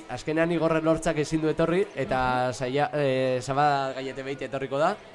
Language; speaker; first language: Basque; non-native, local second language; Spanish